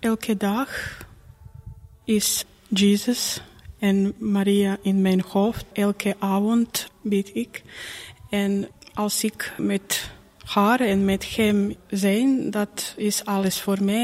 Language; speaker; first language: Dutch; non-native, learner; Croatian